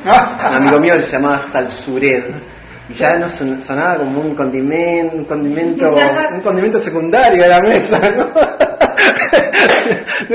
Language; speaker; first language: Spanish; native; Spanish